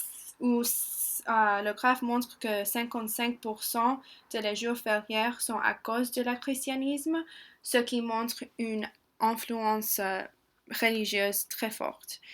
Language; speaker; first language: French; non-native, learner; English